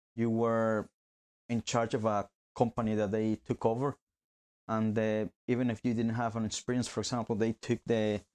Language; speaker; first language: English; non-native, fluent; Spanish